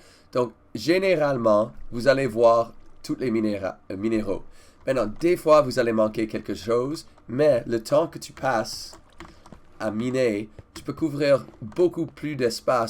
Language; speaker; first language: French; non-native, learner; English